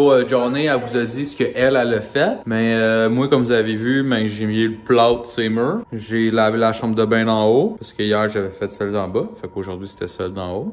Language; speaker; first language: French; native; French